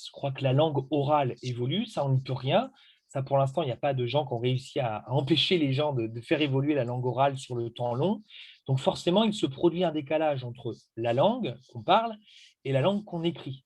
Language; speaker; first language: French; native; French